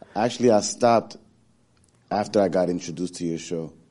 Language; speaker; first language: English; native; English